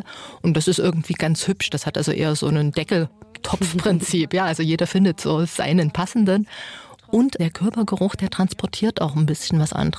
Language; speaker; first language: German; native; German